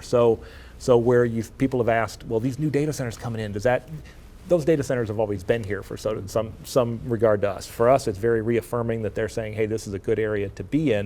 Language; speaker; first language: English; native; English